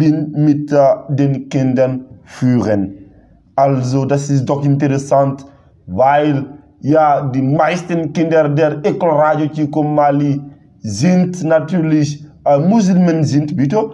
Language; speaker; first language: German; non-native, learner; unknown